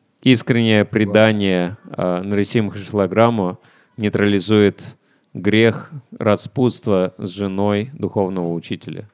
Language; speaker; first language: Russian; native; Russian